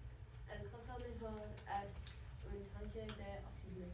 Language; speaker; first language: Spanish; non-native, learner; English